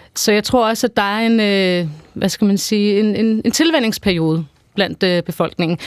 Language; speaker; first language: Danish; early bilingual, other home language; Persian